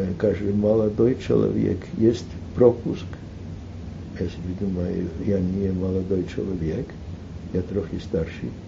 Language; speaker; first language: Ukrainian; early bilingual, heritage; Ukrainian